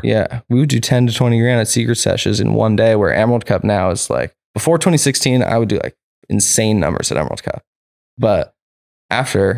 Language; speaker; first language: English; native; English